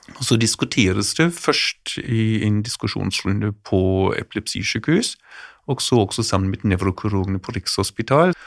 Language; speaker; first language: Norwegian; non-native, fluent; German